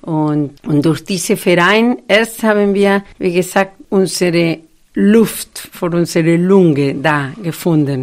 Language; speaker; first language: German; non-native, fluent; Spanish